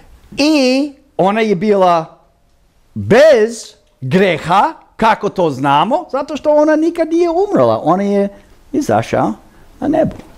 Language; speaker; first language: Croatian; early bilingual, heritage; Croatian